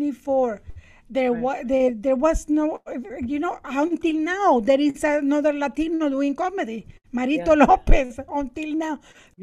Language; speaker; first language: English; non-native, fluent; Spanish